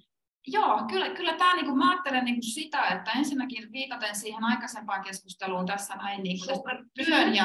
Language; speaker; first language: Finnish; native; Finnish